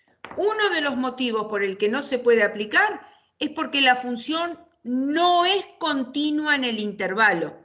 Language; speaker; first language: Spanish; native; Spanish